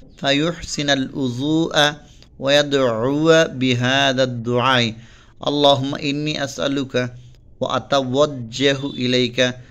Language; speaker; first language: Arabic; non-native, fluent; Bangla